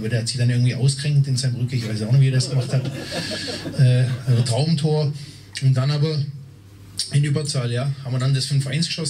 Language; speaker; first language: German; native; German